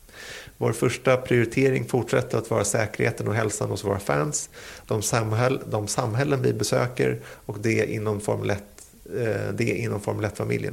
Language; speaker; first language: Swedish; native; Swedish